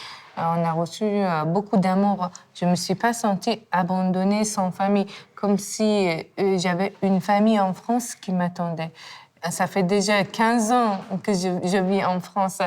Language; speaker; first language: French; non-native, fluent; Persian